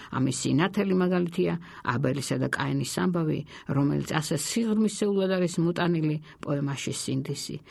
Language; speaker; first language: Georgian; native; Georgian